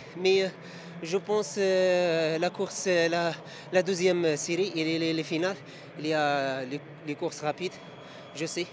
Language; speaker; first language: French; non-native, learner; Arabic